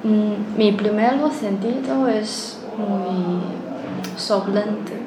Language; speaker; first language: Spanish; non-native, learner; Chinese